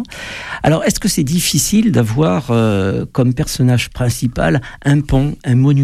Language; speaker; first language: French; native; French